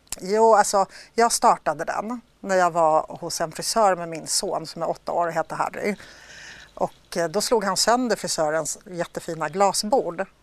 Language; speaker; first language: Swedish; early bilingual, other home language; Polish